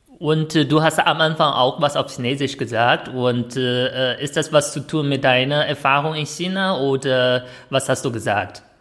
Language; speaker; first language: German; non-native, fluent; Chinese